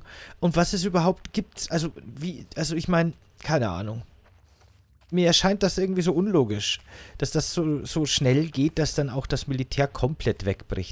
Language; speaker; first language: German; native; German